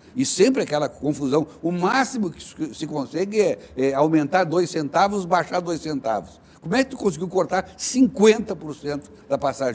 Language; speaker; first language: Portuguese; native; Portuguese